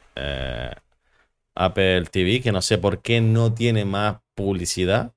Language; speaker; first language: Spanish; native; Spanish